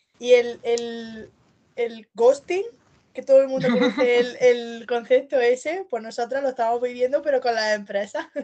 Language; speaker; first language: Spanish; native; Spanish